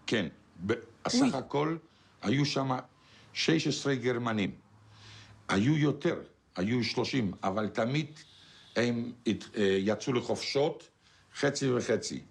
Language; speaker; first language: Hebrew; non-native, fluent; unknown